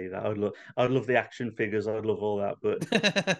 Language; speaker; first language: English; native; English